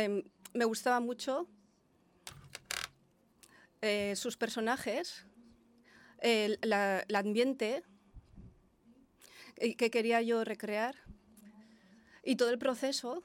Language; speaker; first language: Spanish; non-native, fluent; Lithuanian